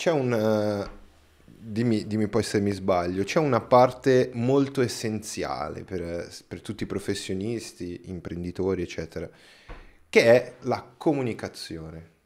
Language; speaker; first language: Italian; non-native, fluent; Portuguese